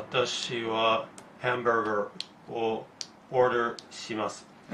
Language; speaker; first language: Japanese; non-native, learner; English